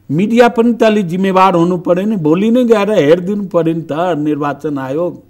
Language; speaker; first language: Nepali; non-native, local second language; Bhojpuri